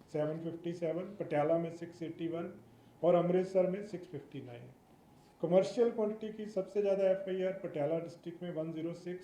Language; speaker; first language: Hindi; non-native, local second language; Punjabi